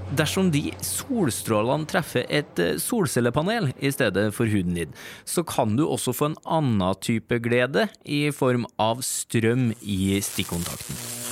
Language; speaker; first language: Norwegian; native; Norwegian